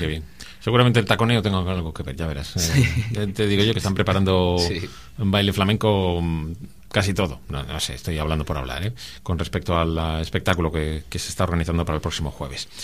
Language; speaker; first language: Spanish; native; Spanish